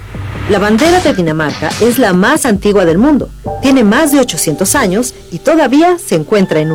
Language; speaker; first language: Spanish; native; Spanish